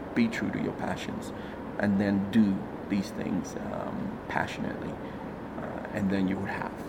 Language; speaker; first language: English; native; English